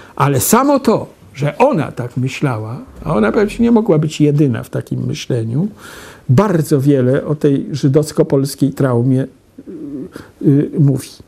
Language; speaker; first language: Polish; native; Polish